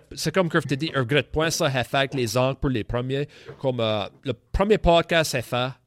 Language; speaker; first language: French; native; French